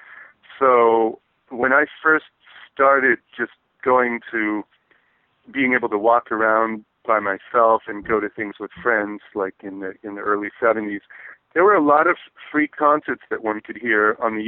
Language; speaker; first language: English; native; English